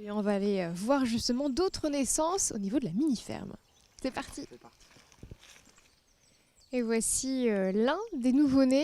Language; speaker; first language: French; native; French